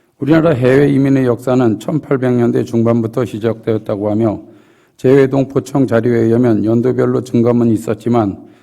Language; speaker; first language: Korean; native; Korean